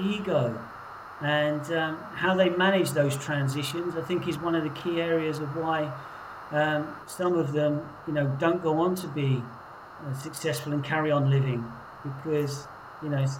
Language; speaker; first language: English; native; English